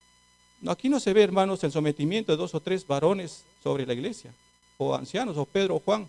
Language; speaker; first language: Spanish; native; Spanish